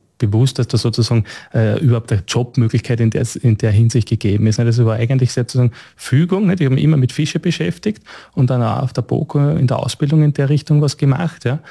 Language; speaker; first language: German; native; German